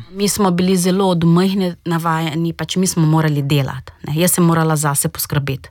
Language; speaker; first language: Slovenian; non-native, fluent; Portuguese